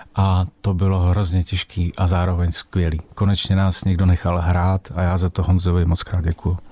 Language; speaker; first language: Czech; native; Czech